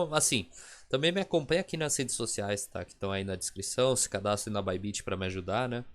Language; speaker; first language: Portuguese; native; Portuguese